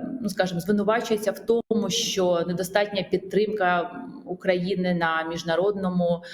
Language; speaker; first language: Ukrainian; non-native, fluent; Georgian